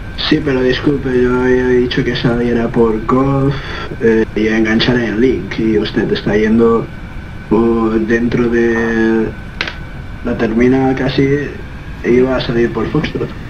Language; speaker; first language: Spanish; native; Spanish